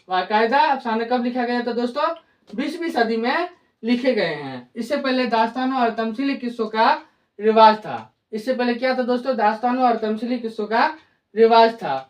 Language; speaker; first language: Hindi; native; Hindi